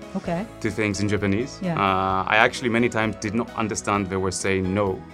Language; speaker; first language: English; non-native, fluent; Greek